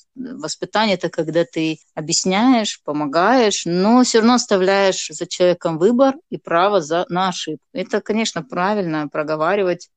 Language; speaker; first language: Russian; non-native, local second language; Gagauz